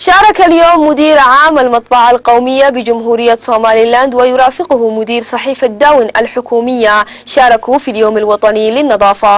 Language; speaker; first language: Arabic; non-native, local second language; Somali